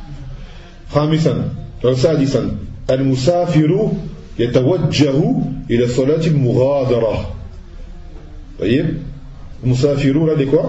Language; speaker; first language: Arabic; non-native, fluent; French